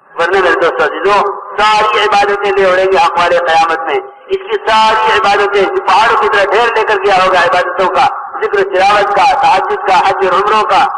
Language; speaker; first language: Urdu; native; Urdu